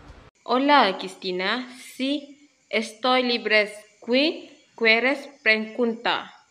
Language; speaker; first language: Spanish; non-native, learner; Malay